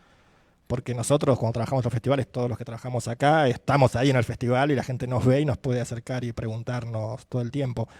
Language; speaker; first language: Spanish; native; Spanish